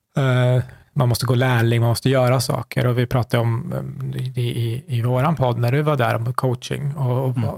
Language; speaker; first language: Swedish; early bilingual, other home language; Kurdish